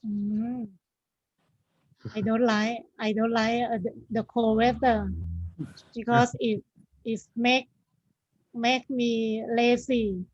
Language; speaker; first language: English; non-native, learner; Thai